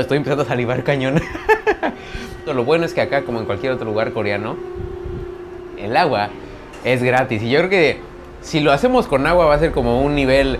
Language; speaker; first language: Spanish; native; Spanish